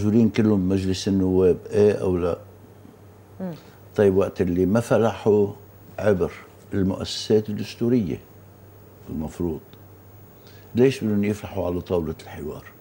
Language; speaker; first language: Arabic; native; Arabic